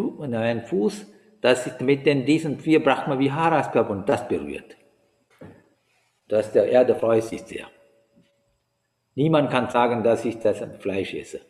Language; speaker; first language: German; non-native, learner; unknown